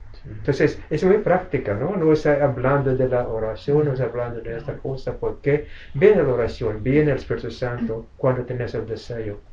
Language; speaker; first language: Spanish; non-native, fluent; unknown